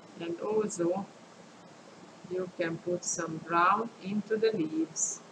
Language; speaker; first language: English; non-native, fluent; Hungarian